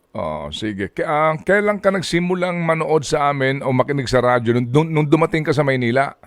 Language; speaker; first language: Filipino; native; Filipino